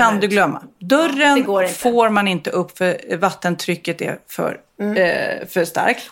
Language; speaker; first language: Swedish; native; Swedish